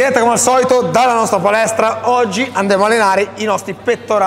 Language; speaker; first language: Italian; native; Italian